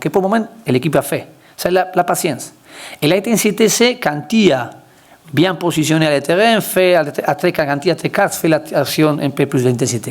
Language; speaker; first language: French; non-native, learner; Spanish